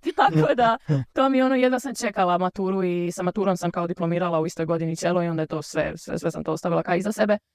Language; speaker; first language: Bosnian; early bilingual, heritage; Croatian